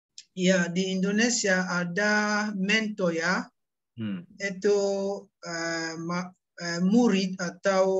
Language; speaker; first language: Indonesian; non-native, learner; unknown